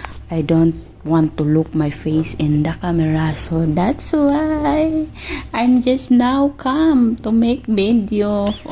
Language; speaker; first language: English; non-native, learner; Filipino